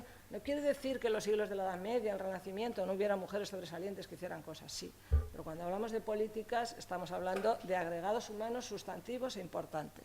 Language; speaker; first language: Spanish; native; Spanish